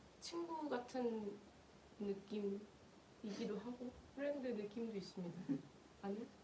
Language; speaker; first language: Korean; native; Korean